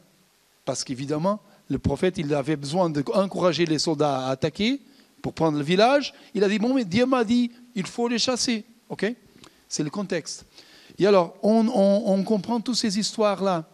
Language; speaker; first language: French; non-native, fluent; Portuguese